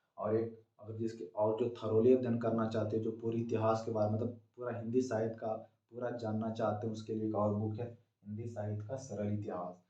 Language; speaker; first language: Hindi; native; Hindi